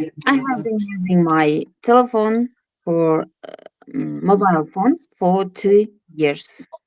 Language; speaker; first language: English; non-native, learner; Russian